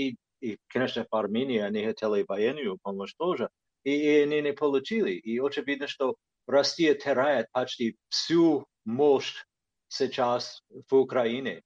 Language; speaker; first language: Russian; non-native, fluent; English